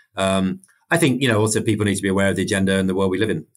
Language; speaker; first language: English; native; English